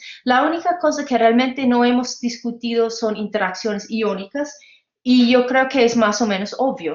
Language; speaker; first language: Spanish; non-native, fluent; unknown